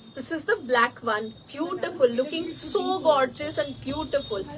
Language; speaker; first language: English; non-native, local second language; Bangla